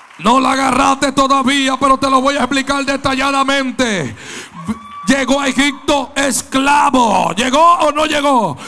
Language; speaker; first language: Spanish; native; Spanish